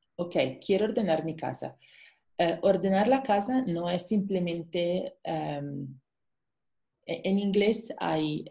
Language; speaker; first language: Spanish; non-native, fluent; Italian